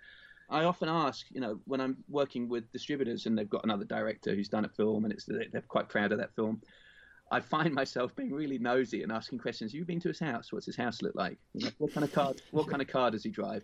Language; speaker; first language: English; native; English